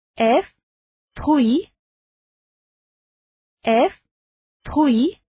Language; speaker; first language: French; non-native, fluent; Arabic